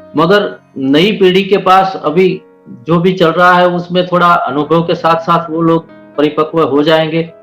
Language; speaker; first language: Hindi; non-native, local second language; Gujarati